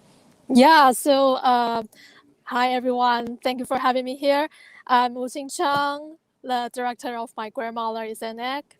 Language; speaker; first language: English; non-native, learner; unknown